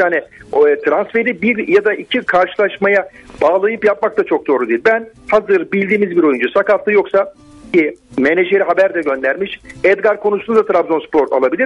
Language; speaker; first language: Turkish; native; Turkish